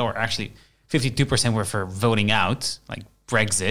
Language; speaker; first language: English; non-native, fluent; Bulgarian